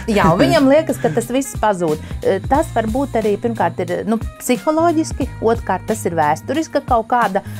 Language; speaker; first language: Latvian; native; Latvian